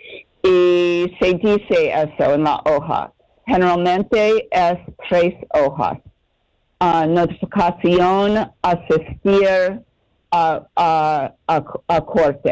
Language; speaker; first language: Spanish; non-native, learner; English